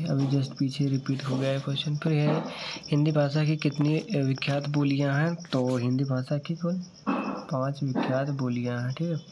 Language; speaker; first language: Hindi; native; Hindi